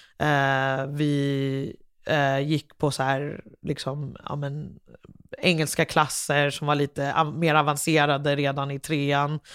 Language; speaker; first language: Swedish; early bilingual, other home language; English